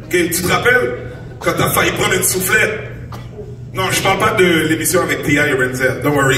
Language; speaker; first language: French; native; French